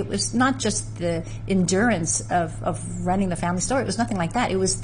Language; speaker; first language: English; native; English